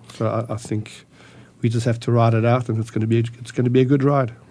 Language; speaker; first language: English; early bilingual, other home language; German